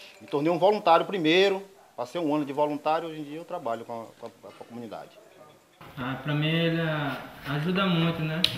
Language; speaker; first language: Spanish; non-native, learner; Portuguese